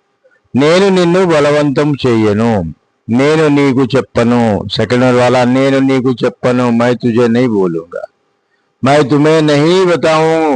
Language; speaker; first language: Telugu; non-native, fluent; Hindi